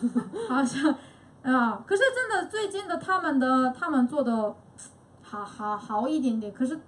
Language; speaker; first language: Chinese; non-native, fluent; Korean